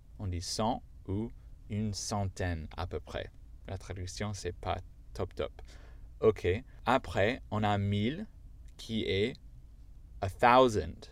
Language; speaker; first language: French; non-native, fluent; English